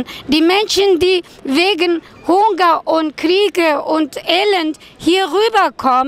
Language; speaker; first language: German; non-native, fluent; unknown